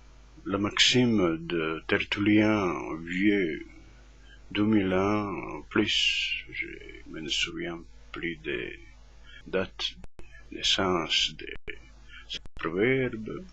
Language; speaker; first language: French; non-native, fluent; Croatian